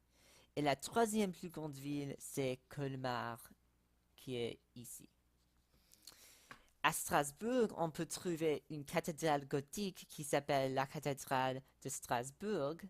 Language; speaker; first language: French; non-native, learner; English